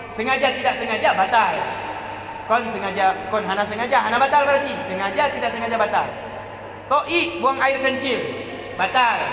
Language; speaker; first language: Malay; non-native, local second language; Achinese